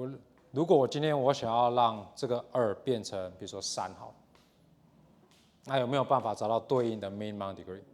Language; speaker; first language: Chinese; native; Chinese